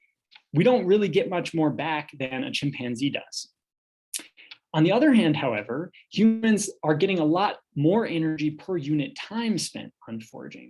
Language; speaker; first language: English; native; English